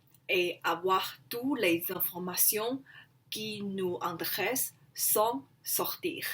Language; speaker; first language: French; non-native, learner; Chinese